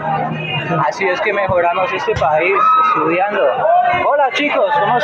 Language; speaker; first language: Spanish; native; Spanish